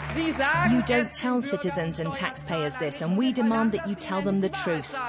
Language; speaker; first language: English; non-native, fluent; Turkish